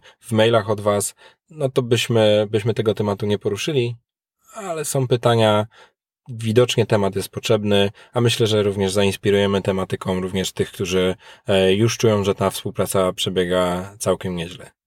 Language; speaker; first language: Polish; native; Polish